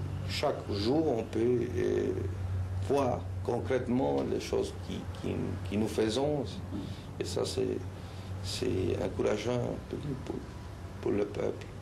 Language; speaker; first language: French; non-native, fluent; Spanish